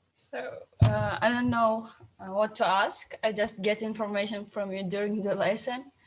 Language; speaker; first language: English; non-native, learner; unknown